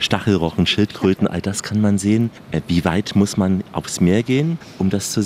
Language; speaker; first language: German; native; German